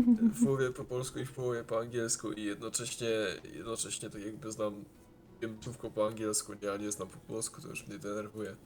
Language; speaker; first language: Polish; early bilingual, heritage; Polish